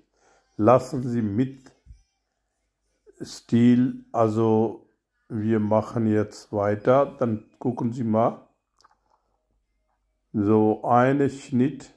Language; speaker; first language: German; non-native, learner; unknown